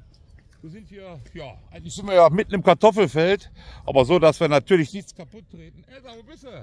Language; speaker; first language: German; native; German